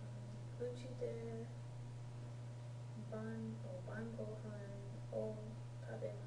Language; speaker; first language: Japanese; non-native, learner; English